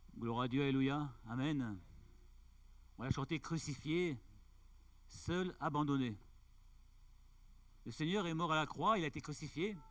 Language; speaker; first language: French; native; French